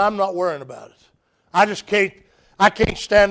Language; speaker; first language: English; native; English